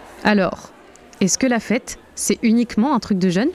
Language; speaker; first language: French; native; French